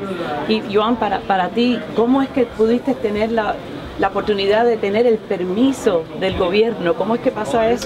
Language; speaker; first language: Spanish; early bilingual, heritage; Spanish